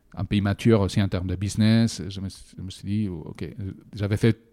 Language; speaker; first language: French; non-native, fluent; Spanish